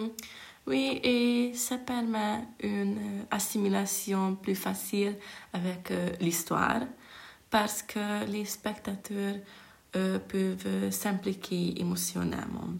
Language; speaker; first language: French; non-native, fluent; Hungarian